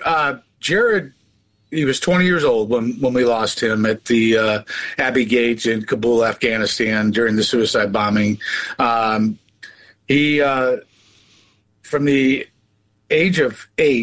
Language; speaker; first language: English; native; English